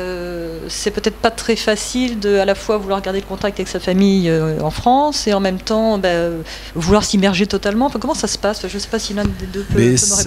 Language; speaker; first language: French; native; French